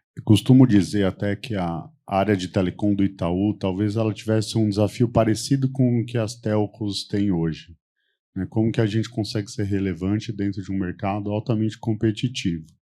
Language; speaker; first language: Portuguese; native; Portuguese